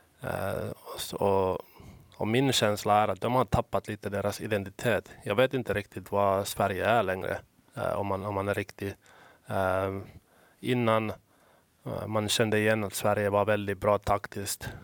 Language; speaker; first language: Swedish; non-native, local second language; Finnish